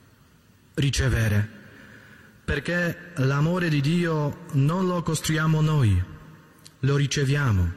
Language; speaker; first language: Italian; native; Italian